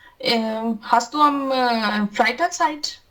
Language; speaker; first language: German; non-native, learner; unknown